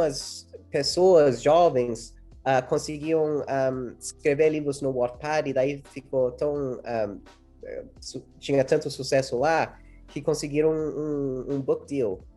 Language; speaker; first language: Portuguese; early bilingual, heritage; English